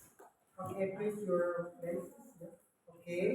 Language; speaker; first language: English; non-native, learner; Indonesian